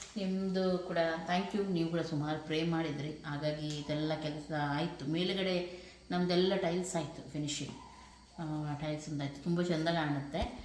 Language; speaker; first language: Kannada; non-native, local second language; Konkani